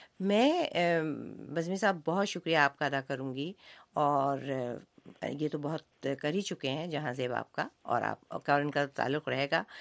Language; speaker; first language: Urdu; native; Urdu